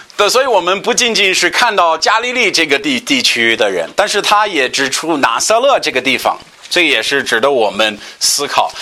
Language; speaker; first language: Chinese; non-native, fluent; English